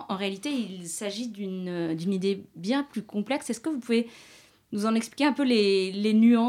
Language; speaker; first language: French; native; French